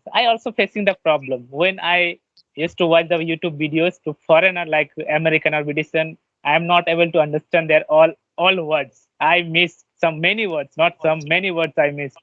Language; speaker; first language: English; non-native, learner; Bangla